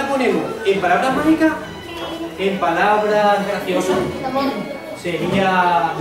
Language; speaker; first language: Spanish; native; Spanish